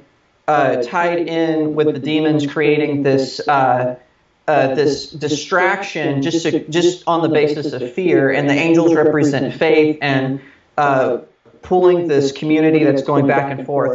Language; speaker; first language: English; native; English